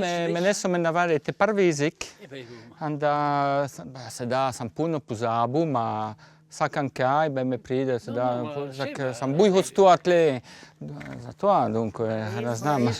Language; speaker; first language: Slovenian; early bilingual, heritage; Slovenian